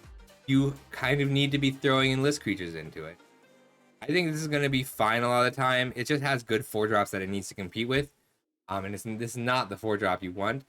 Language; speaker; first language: English; native; English